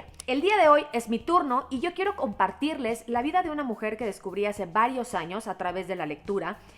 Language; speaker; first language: Spanish; native; Spanish